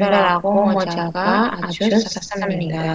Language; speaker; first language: Korean; non-native, learner; Indonesian